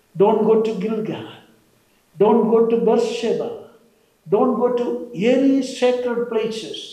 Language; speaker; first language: English; non-native, local second language; Malayalam